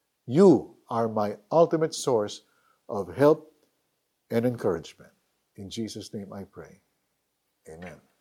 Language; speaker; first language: English; non-native, local second language; Filipino